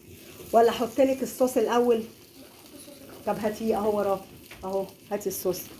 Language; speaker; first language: Arabic; native; Arabic